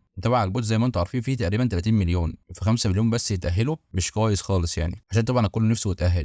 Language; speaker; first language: Arabic; native; Arabic